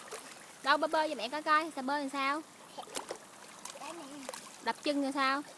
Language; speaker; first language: Vietnamese; native; Vietnamese